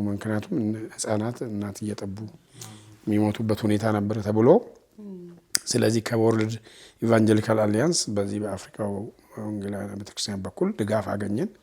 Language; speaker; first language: Amharic; non-native, local second language; Oromo